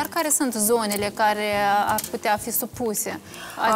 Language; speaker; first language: Romanian; native; Romanian